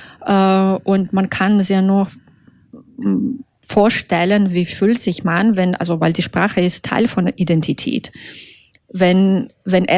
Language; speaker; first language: German; non-native, fluent; Russian